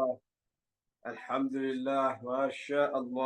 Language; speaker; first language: Arabic; non-native, fluent; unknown